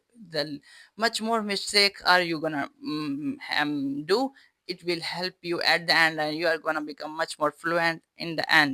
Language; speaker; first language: English; non-native, fluent; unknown